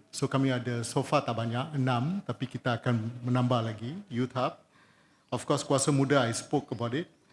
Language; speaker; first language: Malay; non-native, local second language; Tamil